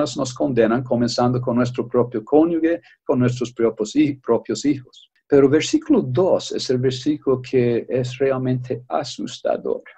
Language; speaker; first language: Spanish; native; Spanish